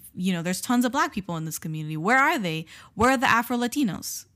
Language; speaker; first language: English; early bilingual, other home language; Spanish